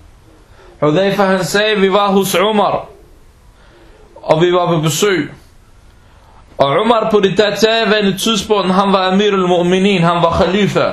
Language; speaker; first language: Danish; early bilingual, other home language; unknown